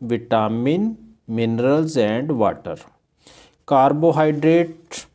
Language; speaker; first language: Hindi; non-native, local second language; Punjabi